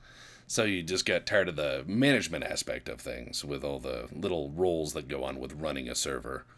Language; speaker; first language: English; native; English